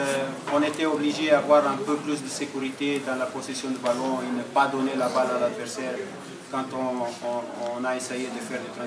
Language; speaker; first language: French; non-native, fluent; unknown